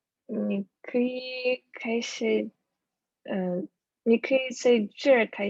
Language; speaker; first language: Chinese; non-native, learner; English